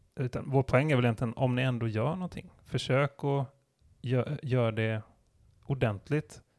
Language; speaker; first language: Swedish; native; Swedish